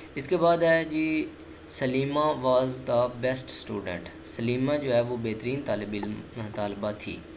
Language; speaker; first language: Urdu; non-native, local second language; Punjabi